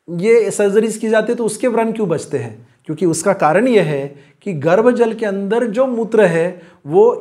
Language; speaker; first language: Hindi; non-native, local second language; Marathi